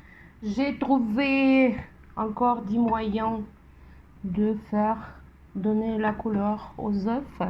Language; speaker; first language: French; non-native, fluent; Russian